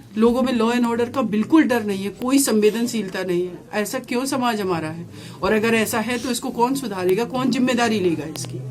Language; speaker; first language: Hindi; native; Hindi